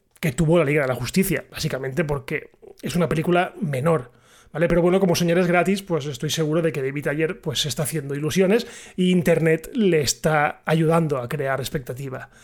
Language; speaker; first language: Spanish; native; Spanish